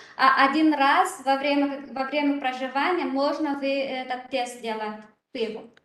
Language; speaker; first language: Russian; non-native, learner; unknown